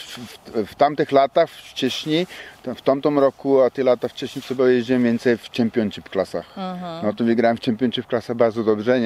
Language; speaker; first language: Polish; non-native, learner; Czech